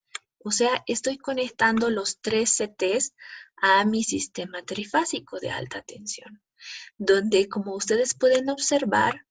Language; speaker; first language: Spanish; native; Spanish